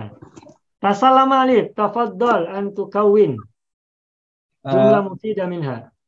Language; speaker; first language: Arabic; non-native, fluent; Indonesian